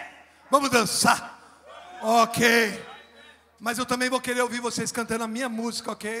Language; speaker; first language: Portuguese; non-native, fluent; English